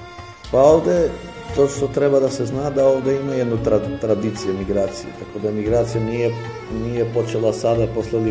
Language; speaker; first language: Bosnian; non-native, local second language; Albanian